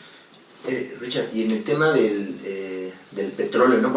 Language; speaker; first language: Spanish; native; Spanish